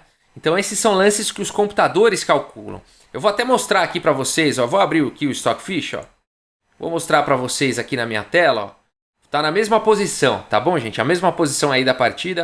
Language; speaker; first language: Portuguese; native; Portuguese